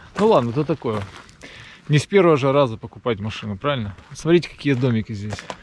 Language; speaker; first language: Russian; native; Russian